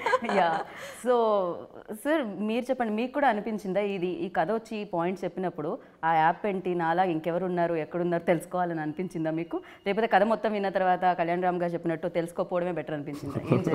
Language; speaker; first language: Telugu; native; Telugu